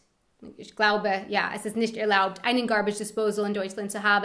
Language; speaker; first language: German; non-native, fluent; English